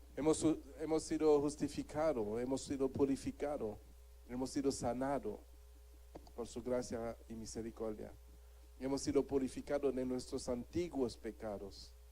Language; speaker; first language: Spanish; non-native, fluent; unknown